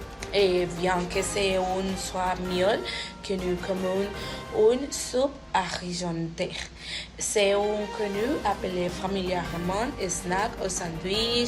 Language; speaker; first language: French; non-native, learner; Spanish